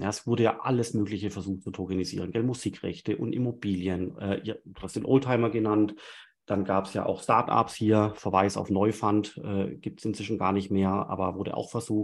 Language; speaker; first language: German; native; German